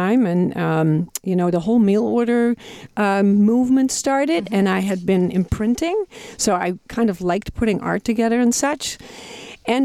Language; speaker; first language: English; non-native, fluent; Dutch